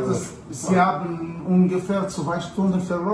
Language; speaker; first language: German; non-native, learner; Malagasy